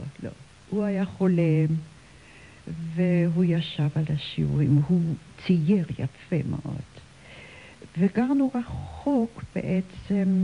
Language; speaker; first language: Hebrew; non-native, fluent; German